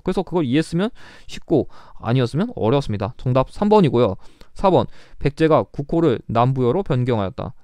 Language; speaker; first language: Korean; native; Korean